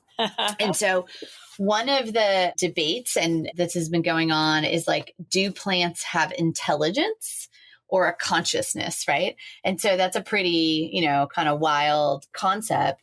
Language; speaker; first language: English; native; English